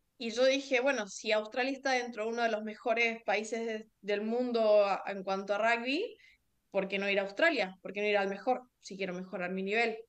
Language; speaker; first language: Spanish; native; Spanish